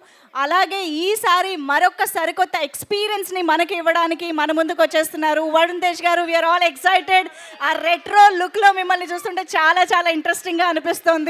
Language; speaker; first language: Telugu; native; Telugu